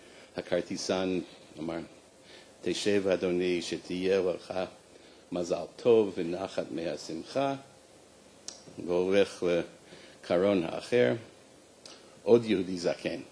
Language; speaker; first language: Hebrew; non-native, fluent; English